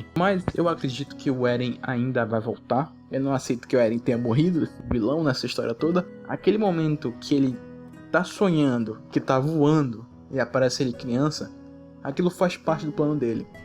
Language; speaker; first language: Portuguese; native; Portuguese